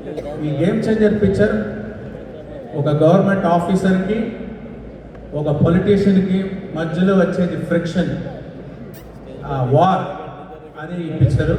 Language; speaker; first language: Telugu; non-native, local second language; Tamil